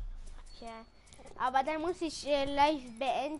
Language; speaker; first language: German; early bilingual, other home language; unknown